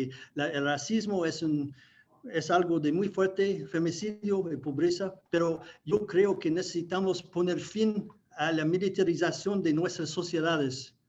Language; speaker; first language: Spanish; non-native, fluent; English